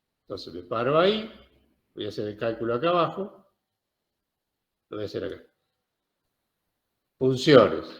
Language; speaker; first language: Spanish; native; Spanish